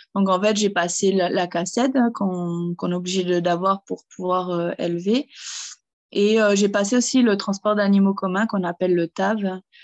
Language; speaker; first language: French; early bilingual, other home language; German